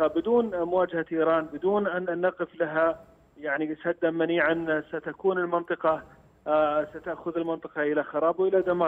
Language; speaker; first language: Arabic; native; Arabic